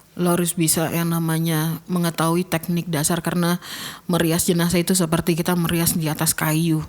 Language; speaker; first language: Indonesian; native; Indonesian